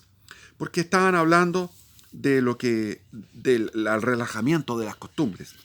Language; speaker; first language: Spanish; native; Spanish